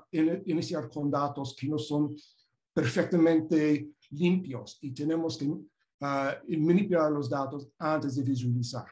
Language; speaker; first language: Spanish; non-native, fluent; English